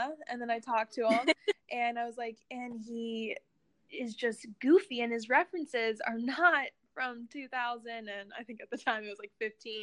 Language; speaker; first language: English; native; English